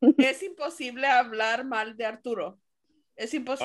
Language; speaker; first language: Spanish; early bilingual, heritage; Spanish